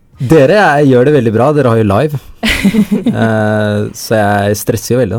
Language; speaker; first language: Norwegian; early bilingual, heritage; Norwegian